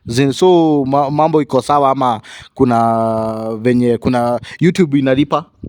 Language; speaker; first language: Swahili; native; Swahili